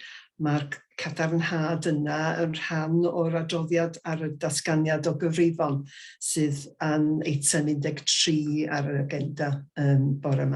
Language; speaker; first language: Welsh; native; Welsh